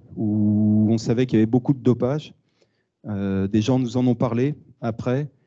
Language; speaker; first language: French; native; French